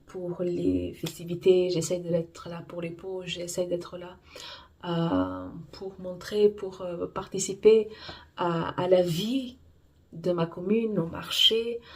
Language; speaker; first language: French; non-native, fluent; Portuguese